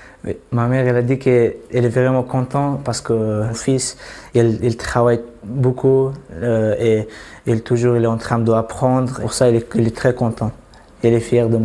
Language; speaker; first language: French; non-native, fluent; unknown